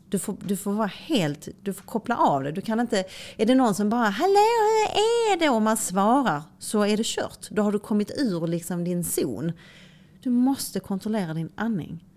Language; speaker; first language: Swedish; native; Swedish